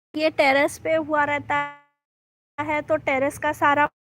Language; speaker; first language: Hindi; non-native, local second language; Bangla